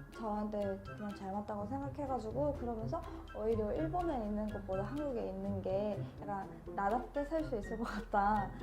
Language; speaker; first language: Korean; non-native, fluent; Japanese